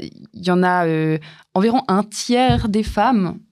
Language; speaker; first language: French; native; French